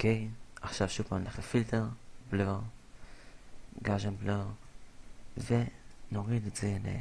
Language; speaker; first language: Hebrew; native; Hebrew